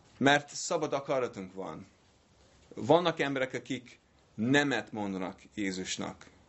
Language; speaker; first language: Hungarian; non-native, fluent; English